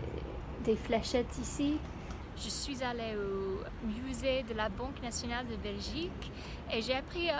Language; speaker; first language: French; non-native, learner; English